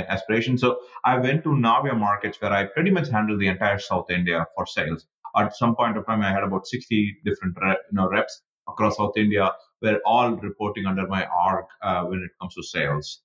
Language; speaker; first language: English; non-native, local second language; Tamil